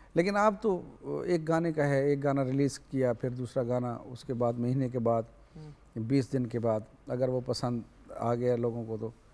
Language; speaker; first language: Urdu; non-native, local second language; Saraiki